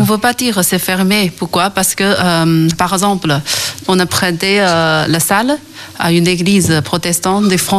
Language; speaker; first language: French; non-native, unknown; Chinese